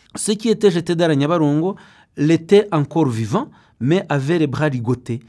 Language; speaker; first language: French; non-native, local second language; Kinyarwanda